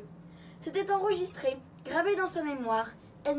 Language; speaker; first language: French; native; French